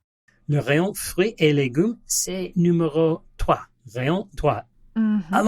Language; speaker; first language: French; non-native, learner; English